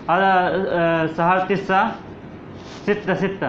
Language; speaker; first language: Arabic; non-native, learner; Hindi